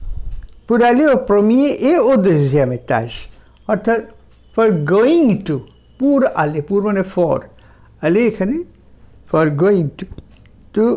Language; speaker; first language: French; non-native, fluent; Bangla